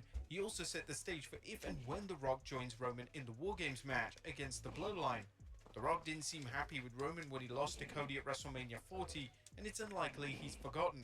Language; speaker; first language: English; native; English